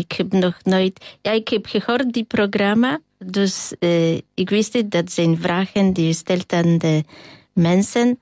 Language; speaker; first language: Dutch; non-native, learner; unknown